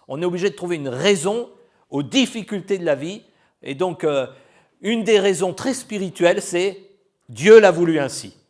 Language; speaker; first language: French; native; French